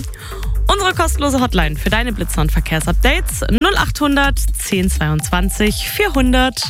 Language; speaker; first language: German; native; German